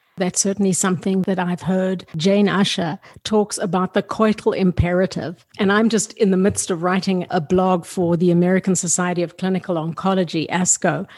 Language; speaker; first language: English; native; English